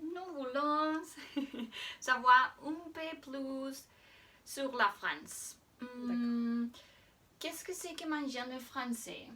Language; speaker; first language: French; non-native, learner; Spanish